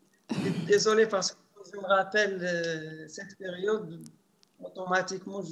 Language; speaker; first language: French; non-native, local second language; Arabic